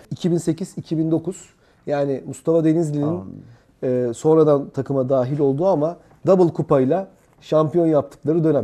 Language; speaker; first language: Turkish; native; Turkish